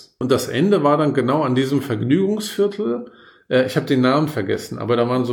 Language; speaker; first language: German; native; German